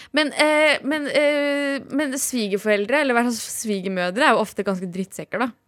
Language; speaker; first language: Norwegian; early bilingual, other home language; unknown